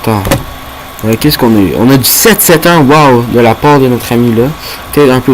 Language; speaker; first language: French; native; French